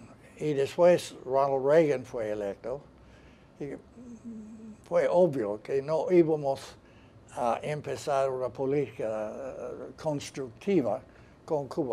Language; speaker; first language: Spanish; non-native, fluent; English